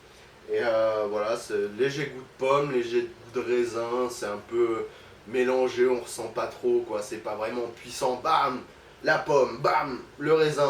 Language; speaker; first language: French; native; French